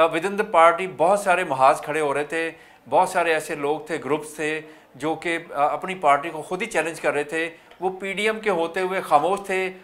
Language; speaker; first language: Urdu; native; Urdu